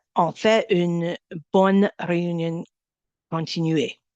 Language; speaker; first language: French; non-native, learner; English